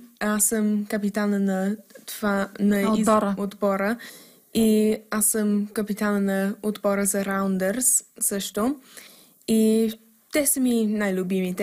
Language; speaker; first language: Bulgarian; early bilingual, heritage; English